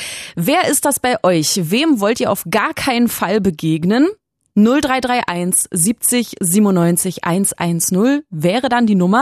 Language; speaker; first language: German; native; German